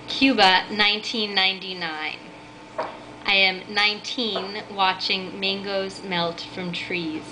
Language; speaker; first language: English; native; English